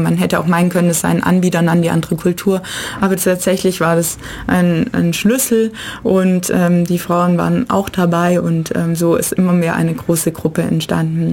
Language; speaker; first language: German; native; German